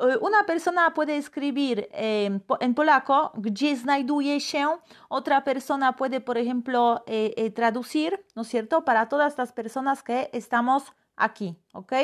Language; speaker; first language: Spanish; non-native, fluent; Polish